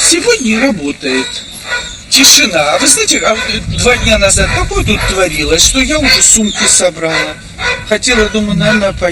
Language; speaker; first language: Russian; native; Russian